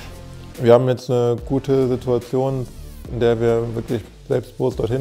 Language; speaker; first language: German; native; German